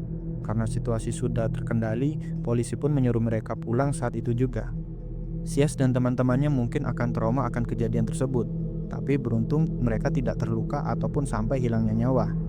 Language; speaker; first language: Indonesian; native; Indonesian